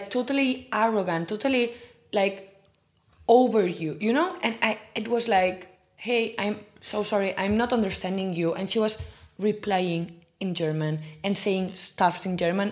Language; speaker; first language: English; non-native, fluent; Spanish